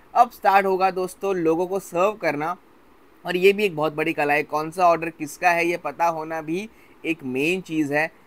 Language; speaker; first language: Hindi; non-native, local second language; Gujarati